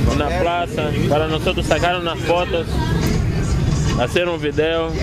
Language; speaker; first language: Spanish; non-native, learner; Portuguese